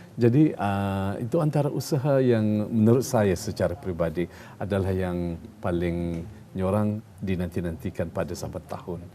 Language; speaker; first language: Malay; native; Malay